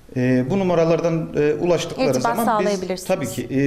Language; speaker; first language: Turkish; native; Turkish